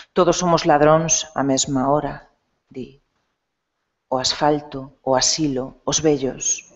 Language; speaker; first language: Galician; non-native, local second language; Spanish